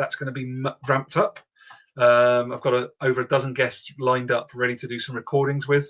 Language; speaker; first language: English; native; English